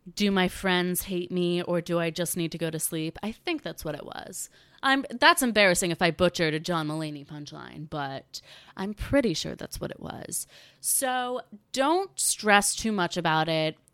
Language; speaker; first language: English; native; English